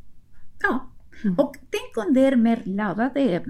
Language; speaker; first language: Swedish; non-native, fluent; Spanish